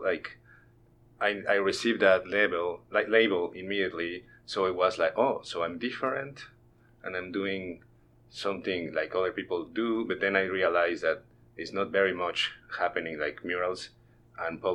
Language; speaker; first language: English; non-native, fluent; Spanish